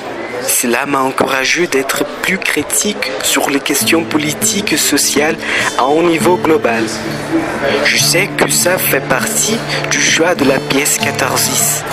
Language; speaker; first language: French; non-native, learner; Portuguese